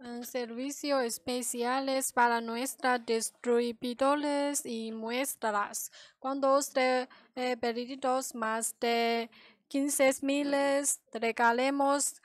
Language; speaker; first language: Spanish; non-native, learner; Chinese